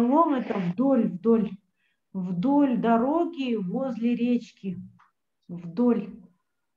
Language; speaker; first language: Russian; native; Russian